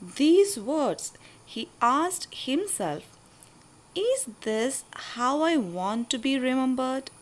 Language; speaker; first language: English; non-native, local second language; Malayalam